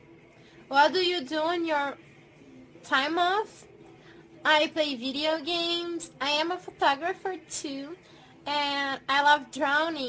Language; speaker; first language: English; non-native, fluent; Portuguese